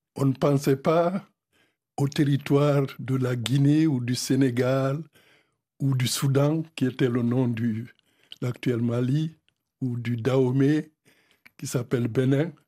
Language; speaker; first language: French; non-native, local second language; Fula